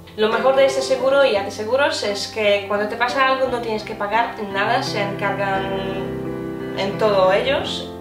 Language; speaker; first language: Spanish; non-native, fluent; Polish